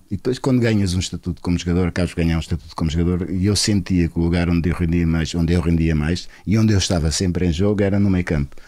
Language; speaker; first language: Portuguese; non-native, local second language; Kabuverdianu